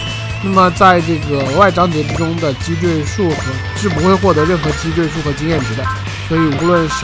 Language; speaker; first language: Chinese; native; Chinese